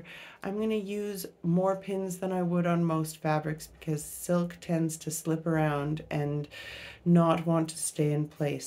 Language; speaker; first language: English; native; English